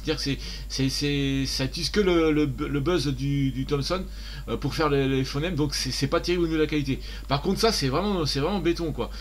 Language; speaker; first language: French; native; French